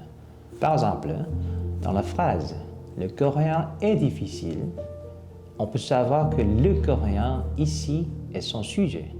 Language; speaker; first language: French; non-native, fluent; Korean